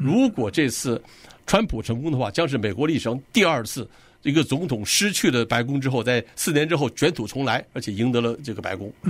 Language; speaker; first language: Chinese; native; Chinese